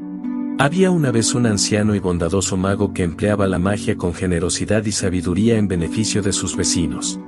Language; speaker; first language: Spanish; native; Spanish